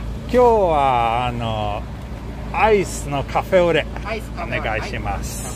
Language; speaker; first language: Japanese; non-native, fluent; Swedish